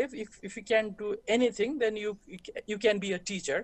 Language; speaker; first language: English; non-native, local second language; Nepali